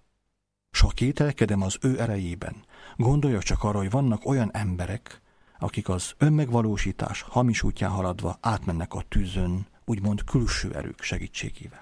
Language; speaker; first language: Hungarian; native; Hungarian